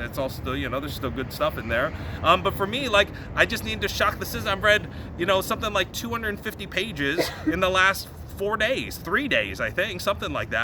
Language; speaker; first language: English; native; English